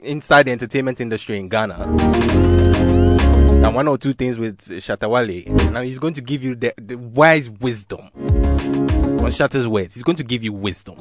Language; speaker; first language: English; non-native, local second language; Akan